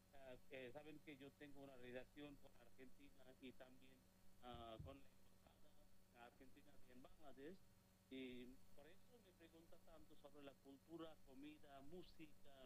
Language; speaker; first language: Spanish; non-native, fluent; Bangla